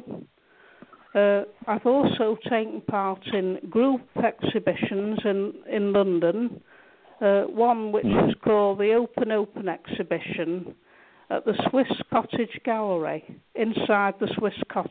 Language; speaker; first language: English; native; English